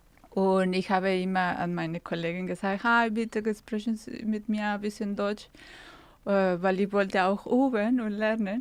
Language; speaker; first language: German; non-native, fluent; Spanish